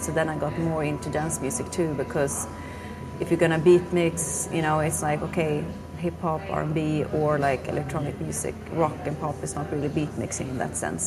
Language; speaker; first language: English; non-native, fluent; Swedish